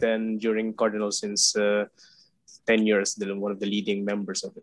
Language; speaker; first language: English; non-native, local second language; Filipino